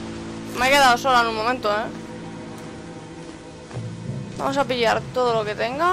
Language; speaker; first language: Spanish; native; Spanish